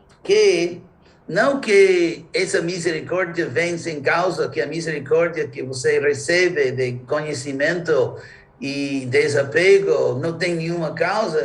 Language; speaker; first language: Portuguese; non-native, fluent; English